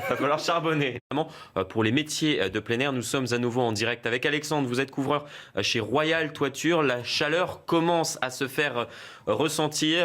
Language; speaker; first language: French; native; French